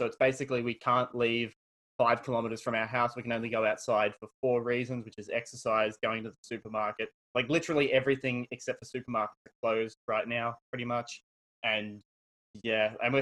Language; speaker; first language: English; native; English